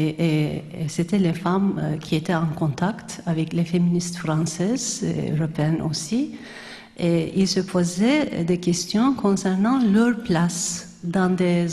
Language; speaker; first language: French; non-native, fluent; Turkish